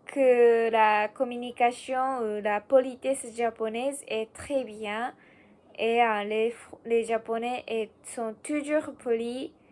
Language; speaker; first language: French; non-native, learner; Japanese